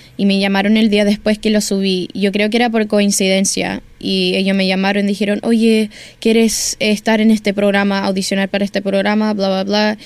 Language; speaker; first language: Spanish; early bilingual, heritage; Spanish